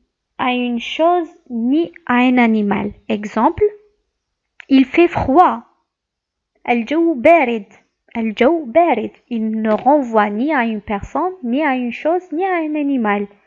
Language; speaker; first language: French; non-native, local second language; Arabic